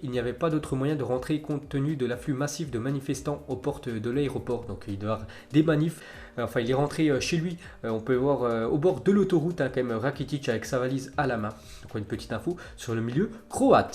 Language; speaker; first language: French; native; French